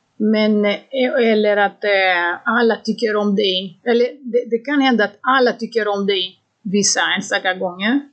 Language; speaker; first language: Swedish; non-native, fluent; Greek